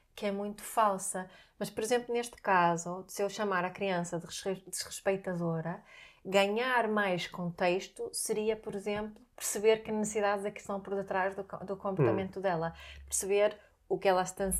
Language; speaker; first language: Portuguese; non-native, fluent; Swedish